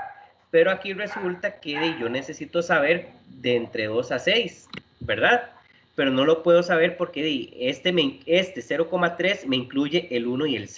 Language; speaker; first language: Spanish; native; Spanish